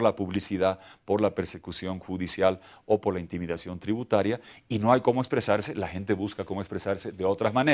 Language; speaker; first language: Spanish; native; Spanish